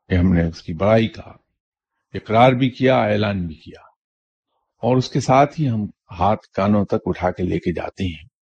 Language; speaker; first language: Urdu; native; Urdu